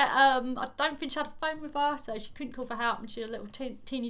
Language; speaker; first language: English; native; English